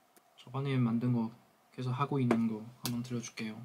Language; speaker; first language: Korean; non-native, fluent; Chinese